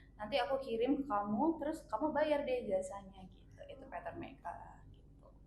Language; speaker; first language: Indonesian; native; Indonesian